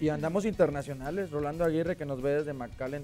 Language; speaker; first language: Spanish; native; Spanish